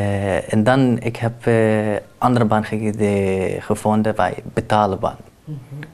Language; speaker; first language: Dutch; non-native, learner; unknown